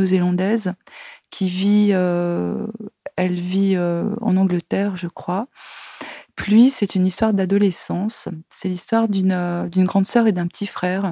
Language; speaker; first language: French; native; French